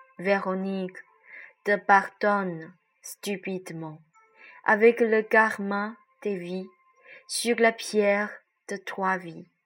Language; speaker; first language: French; non-native, learner; Chinese